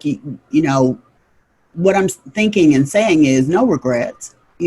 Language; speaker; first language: English; native; English